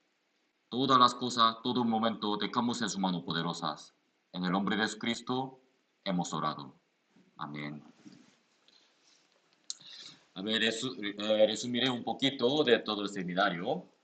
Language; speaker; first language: Spanish; non-native, learner; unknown